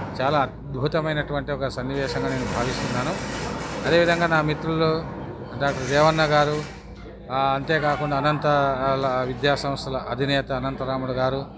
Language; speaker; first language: Telugu; native; Telugu